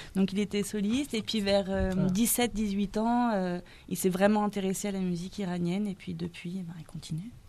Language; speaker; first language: French; native; French